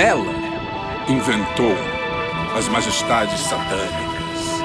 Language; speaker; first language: Portuguese; native; Portuguese